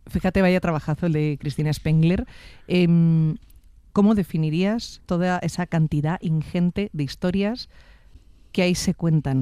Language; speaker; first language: Spanish; native; Spanish